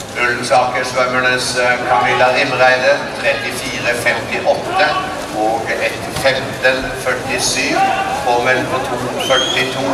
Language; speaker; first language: Norwegian; native; Norwegian